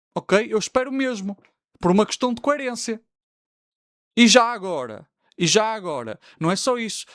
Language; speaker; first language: Portuguese; native; Portuguese